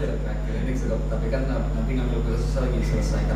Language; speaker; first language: Indonesian; native; Indonesian